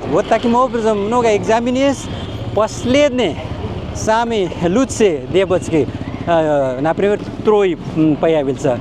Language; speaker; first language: Russian; non-native, fluent; Nepali